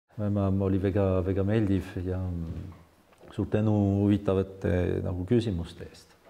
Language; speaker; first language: Estonian; non-native, fluent; French